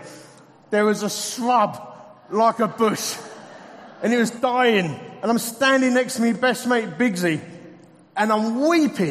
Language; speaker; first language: English; native; English